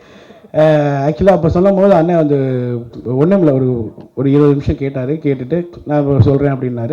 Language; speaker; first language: Tamil; native; Tamil